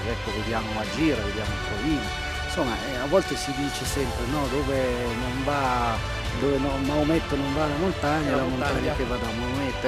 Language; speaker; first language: Italian; native; Italian